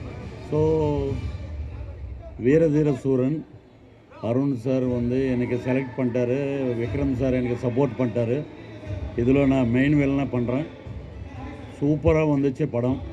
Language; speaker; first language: Tamil; non-native, local second language; Telugu